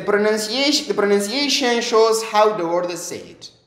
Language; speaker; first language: English; non-native, fluent; Persian